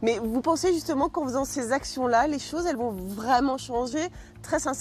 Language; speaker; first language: French; native; French